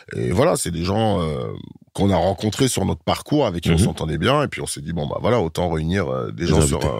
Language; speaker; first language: French; early bilingual, heritage; French